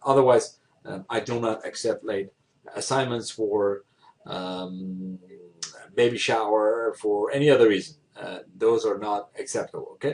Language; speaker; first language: English; non-native, fluent; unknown